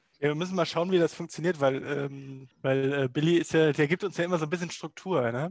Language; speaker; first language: German; native; German